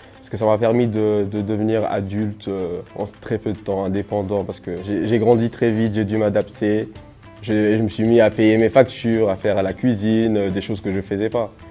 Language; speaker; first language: French; non-native, local second language; Somali